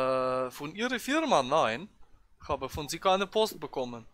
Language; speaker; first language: German; native; German